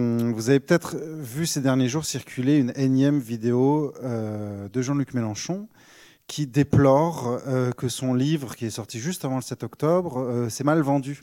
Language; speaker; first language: French; native; French